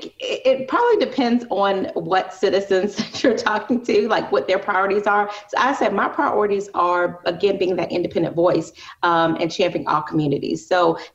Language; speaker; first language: English; native; English